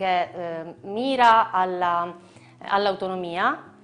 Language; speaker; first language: Italian; native; Italian